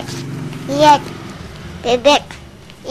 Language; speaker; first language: Indonesian; native; Indonesian